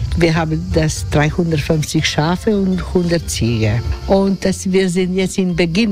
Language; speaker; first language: German; non-native, learner; Croatian